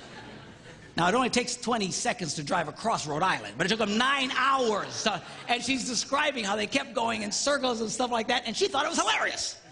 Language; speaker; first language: English; native; English